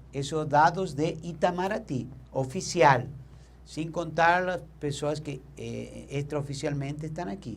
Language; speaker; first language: Portuguese; non-native, learner; Spanish